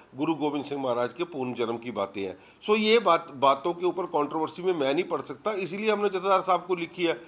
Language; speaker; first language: Hindi; non-native, local second language; Punjabi